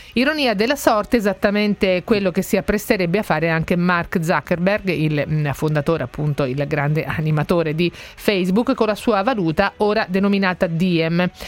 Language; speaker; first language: Italian; native; Italian